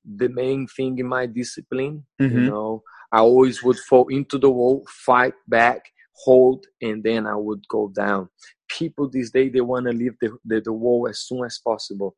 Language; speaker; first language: English; non-native, learner; Portuguese